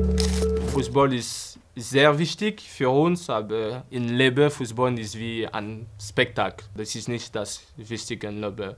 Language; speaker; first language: German; non-native, fluent; French